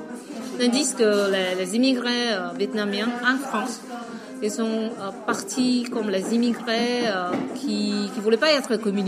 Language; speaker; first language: French; non-native, fluent; Vietnamese